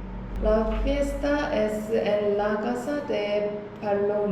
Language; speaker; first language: Spanish; non-native, learner; Korean